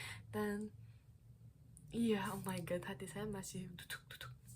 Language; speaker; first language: Indonesian; non-native, fluent; Korean